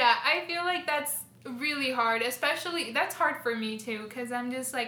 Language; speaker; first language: English; early bilingual, other home language; Spanish